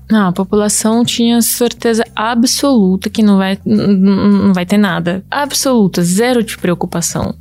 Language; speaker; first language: Portuguese; non-native, fluent; Russian